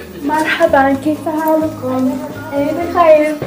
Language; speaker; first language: Arabic; non-native, learner; English